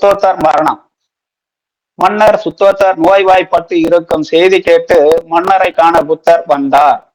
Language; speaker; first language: Tamil; native; Tamil